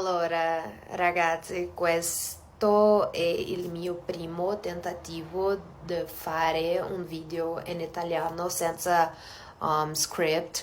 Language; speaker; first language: Italian; non-native, learner; Portuguese